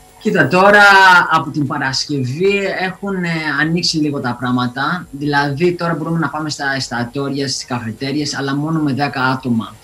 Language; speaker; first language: Greek; early bilingual, other home language; English